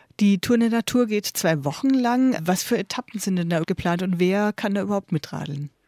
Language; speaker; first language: German; native; German